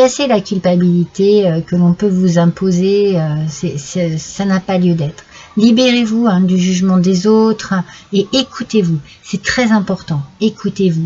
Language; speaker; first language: French; native; French